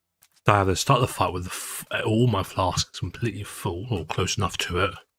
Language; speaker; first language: English; native; English